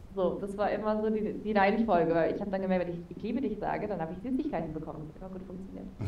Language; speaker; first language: German; early bilingual, heritage; German